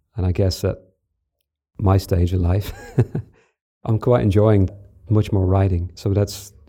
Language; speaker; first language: English; native; English